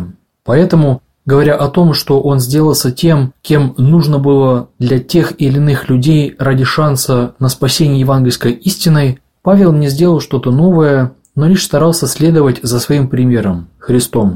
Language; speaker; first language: Russian; native; Russian